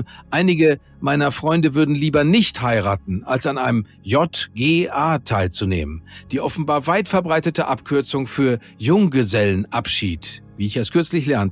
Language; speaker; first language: German; native; German